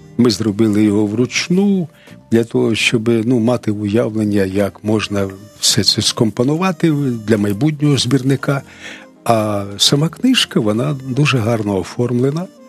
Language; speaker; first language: Ukrainian; non-native, local second language; Russian